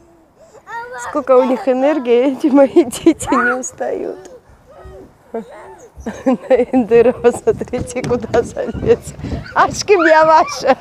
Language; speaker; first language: Russian; native; Russian